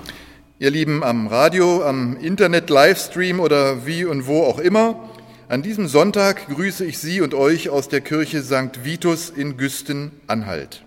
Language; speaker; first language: German; native; German